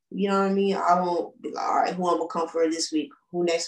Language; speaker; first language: English; native; English